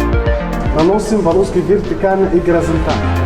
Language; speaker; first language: Russian; non-native, learner; Arabic